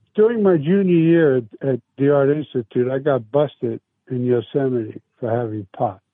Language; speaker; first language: English; early bilingual, other home language; Italian